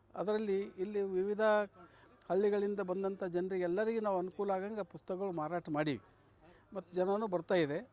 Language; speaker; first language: Kannada; native; Kannada